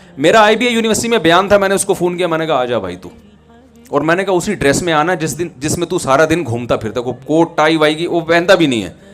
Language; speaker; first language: Urdu; native; Urdu